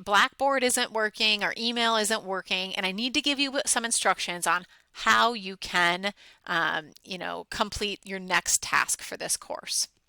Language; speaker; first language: English; native; English